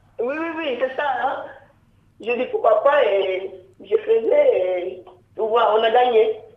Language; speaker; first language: French; non-native, fluent; Yoruba